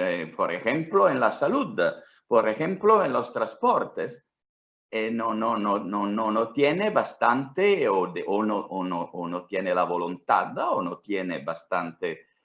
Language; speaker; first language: Spanish; non-native, fluent; Italian